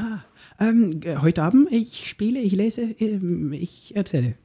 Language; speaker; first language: German; non-native, learner; Norwegian